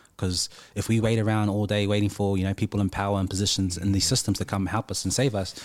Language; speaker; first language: English; native; English